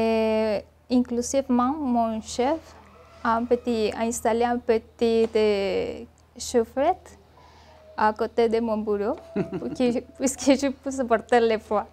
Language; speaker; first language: French; non-native, learner; Spanish